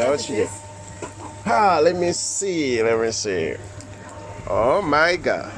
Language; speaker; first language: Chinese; non-native, learner; Tsonga